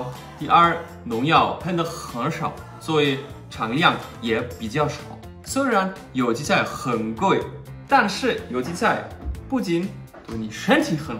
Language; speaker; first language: Chinese; non-native, fluent; German